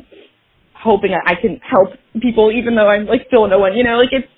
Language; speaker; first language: English; native; English